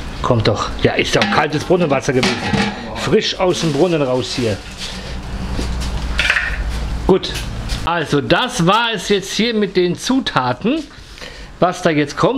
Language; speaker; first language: German; native; German